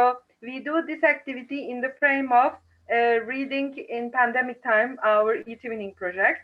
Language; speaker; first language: English; non-native, fluent; Turkish